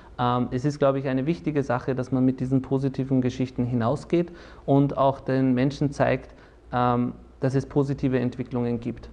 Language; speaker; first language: German; early bilingual, other home language; Turkish